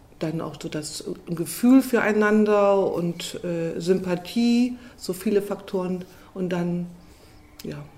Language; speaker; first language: German; native; German